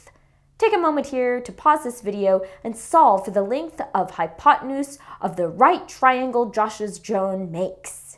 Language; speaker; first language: English; native; English